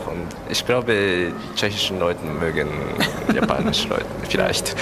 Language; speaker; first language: German; non-native, learner; Japanese